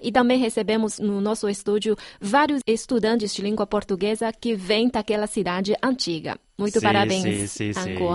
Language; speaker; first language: Portuguese; non-native, fluent; Chinese